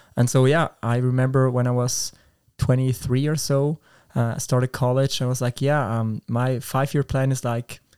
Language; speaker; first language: English; non-native, fluent; Swiss German